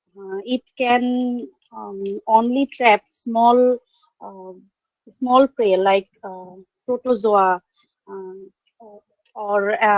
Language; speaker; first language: English; non-native, fluent; Bangla